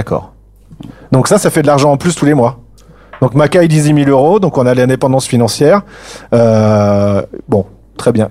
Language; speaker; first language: French; native; French